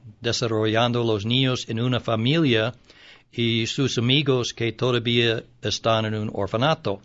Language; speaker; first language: Spanish; non-native, learner; English